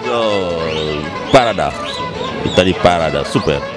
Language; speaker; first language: Czech; non-native, learner; Lingala